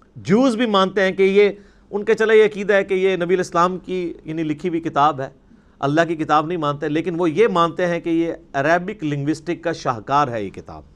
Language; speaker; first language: Urdu; non-native, local second language; Punjabi